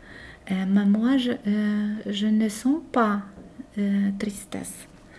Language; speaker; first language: French; non-native, learner; Polish